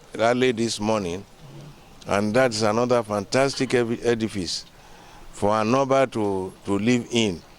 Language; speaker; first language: English; non-native, local second language; Yoruba